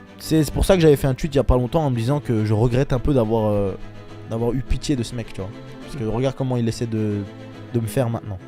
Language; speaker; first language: French; early bilingual, other home language; Chechen